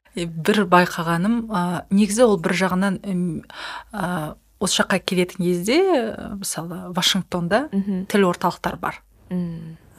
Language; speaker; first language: Kazakh; native; Kazakh